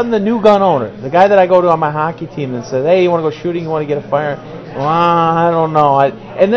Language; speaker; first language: English; native; English